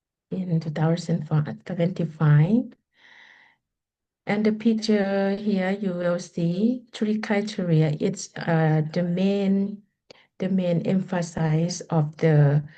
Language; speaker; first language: English; non-native, learner; Lao